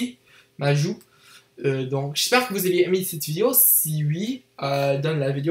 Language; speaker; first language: French; non-native, learner; English